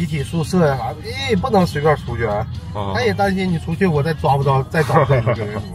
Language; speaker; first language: Chinese; native; Chinese